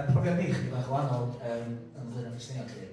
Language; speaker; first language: Welsh; native; Welsh